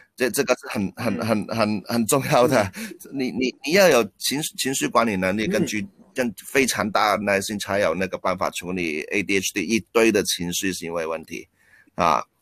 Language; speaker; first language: Chinese; non-native, local second language; Cantonese